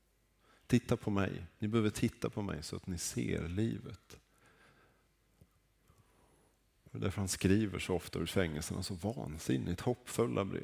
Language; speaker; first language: Swedish; native; Swedish